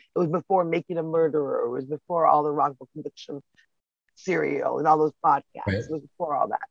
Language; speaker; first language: English; native; English